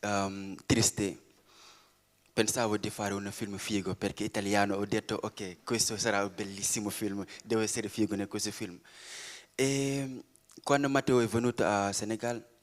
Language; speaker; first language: Italian; non-native, learner; Wolof